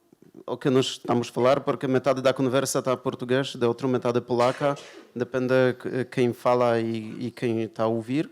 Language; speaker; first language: Portuguese; non-native, fluent; Polish